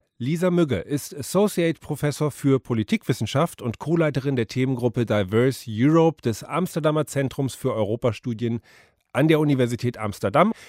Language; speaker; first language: German; native; German